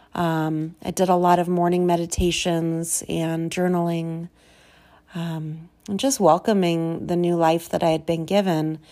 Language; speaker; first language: English; native; English